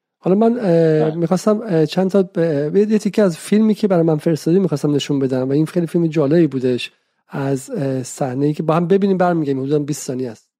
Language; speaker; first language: Persian; native; Persian